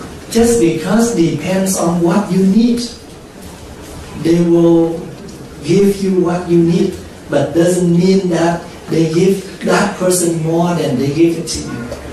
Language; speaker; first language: English; non-native, fluent; Vietnamese